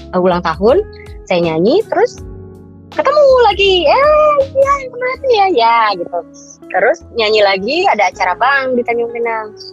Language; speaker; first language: Indonesian; native; Indonesian